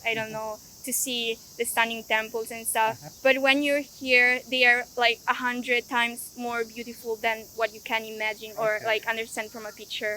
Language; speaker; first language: English; non-native, fluent; Italian